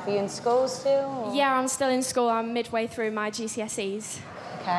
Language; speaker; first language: English; native; English